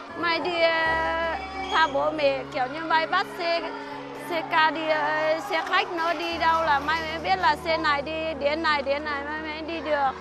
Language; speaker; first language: Vietnamese; non-native, local second language; Hmong